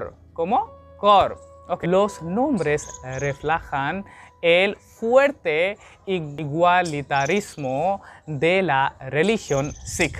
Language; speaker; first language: Spanish; non-native, learner; Hindi